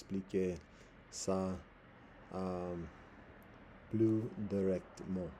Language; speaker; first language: French; non-native, learner; English